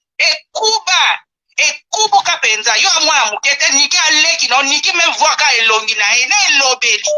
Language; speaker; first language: Lingala; native; Lingala